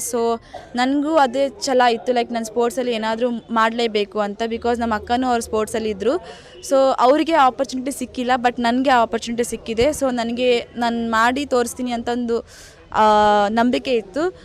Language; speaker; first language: Kannada; native; Kannada